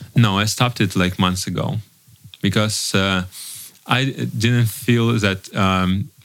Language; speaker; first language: English; non-native, learner; Russian